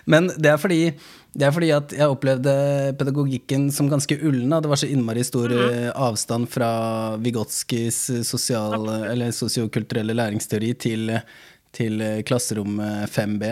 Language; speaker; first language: Norwegian; native; Norwegian